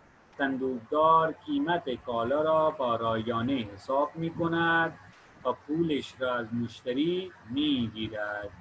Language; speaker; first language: Persian; non-native, fluent; Urdu